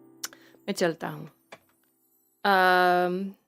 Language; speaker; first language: Hindi; non-native, learner; English